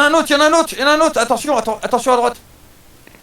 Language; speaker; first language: French; native; French